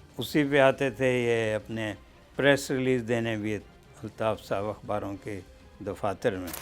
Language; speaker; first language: Urdu; native; Urdu